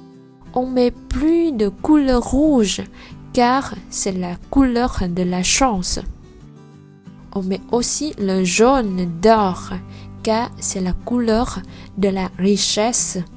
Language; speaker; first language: French; non-native, learner; Vietnamese